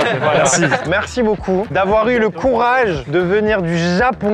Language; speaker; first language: French; native; French